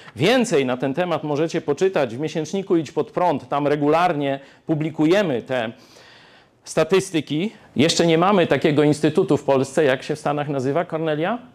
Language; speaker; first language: Polish; native; Polish